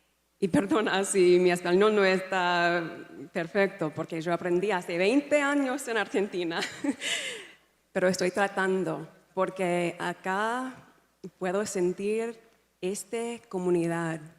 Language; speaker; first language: Spanish; non-native, learner; English